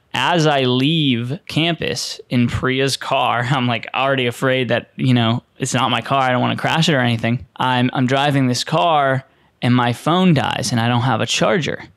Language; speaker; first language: English; native; English